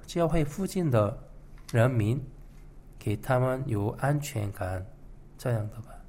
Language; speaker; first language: Chinese; non-native, fluent; Korean